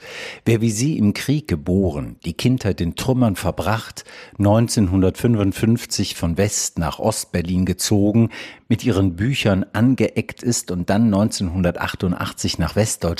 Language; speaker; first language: German; native; German